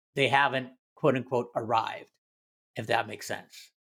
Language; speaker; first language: English; early bilingual, other home language; Hindi